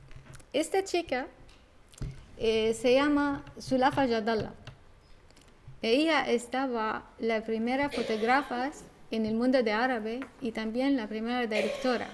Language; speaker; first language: Spanish; non-native, learner; Arabic